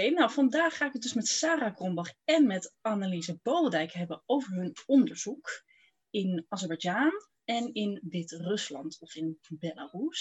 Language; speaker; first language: Dutch; native; Dutch